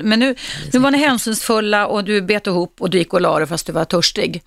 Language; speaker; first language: Swedish; native; Swedish